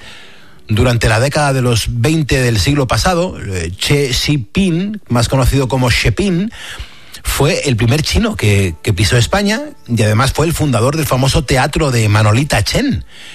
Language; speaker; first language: Spanish; native; Spanish